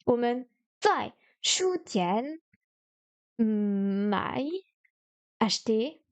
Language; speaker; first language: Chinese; non-native, learner; French